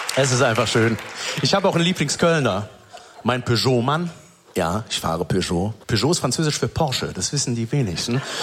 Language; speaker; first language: German; native; German